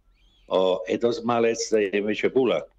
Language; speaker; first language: Polish; non-native, learner; Italian